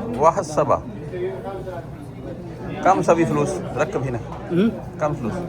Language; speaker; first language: Arabic; non-native, learner; Urdu